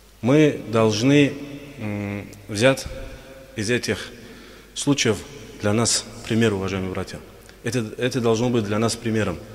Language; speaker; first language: Russian; non-native, local second language; Avaric